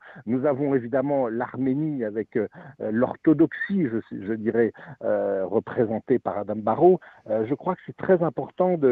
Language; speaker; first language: French; native; French